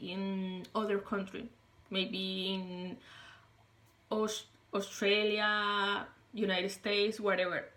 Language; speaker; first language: English; non-native, learner; Spanish